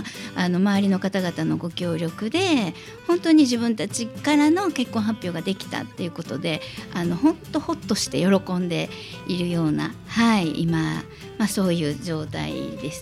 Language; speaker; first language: Japanese; native; Japanese